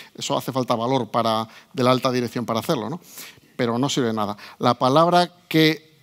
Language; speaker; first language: Spanish; native; Spanish